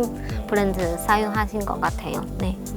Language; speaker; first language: Korean; non-native, fluent; Chinese